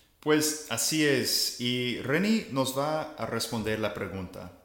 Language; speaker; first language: Spanish; non-native, fluent; English